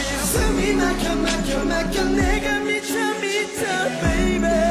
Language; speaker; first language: Korean; native; Korean